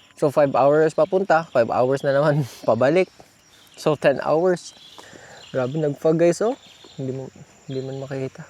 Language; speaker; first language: Filipino; non-native, local second language; Cebuano